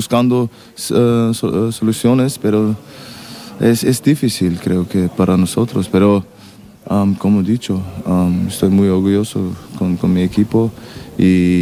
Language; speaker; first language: Spanish; non-native, learner; German